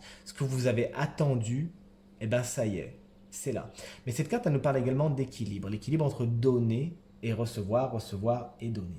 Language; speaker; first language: French; native; French